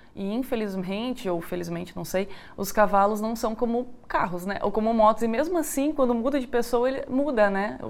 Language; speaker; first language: Portuguese; native; Portuguese